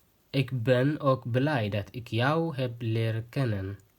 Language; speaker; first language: Dutch; non-native, learner; Tigrinya